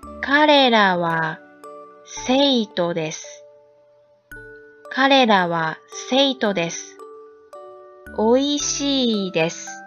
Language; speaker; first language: Japanese; non-native, fluent; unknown